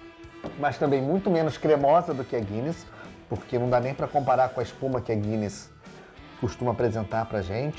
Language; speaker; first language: Portuguese; native; Portuguese